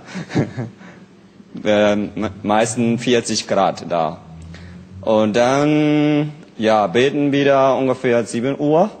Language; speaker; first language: German; non-native, learner; Burmese